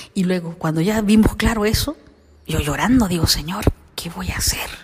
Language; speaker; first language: Spanish; native; Spanish